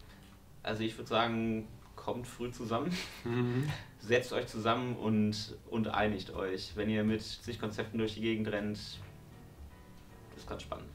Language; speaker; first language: German; native; German